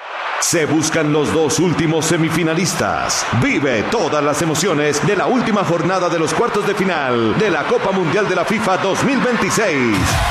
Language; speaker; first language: Spanish; native; Spanish